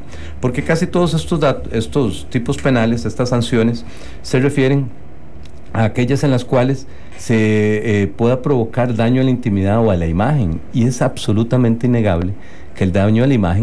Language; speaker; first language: Spanish; native; Spanish